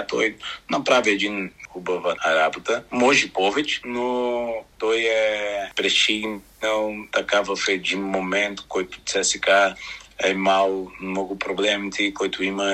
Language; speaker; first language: Bulgarian; non-native, learner; Portuguese